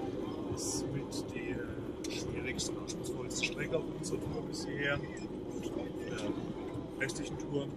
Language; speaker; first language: German; native; German